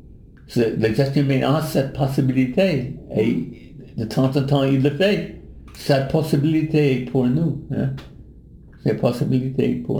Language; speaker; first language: French; non-native, learner; English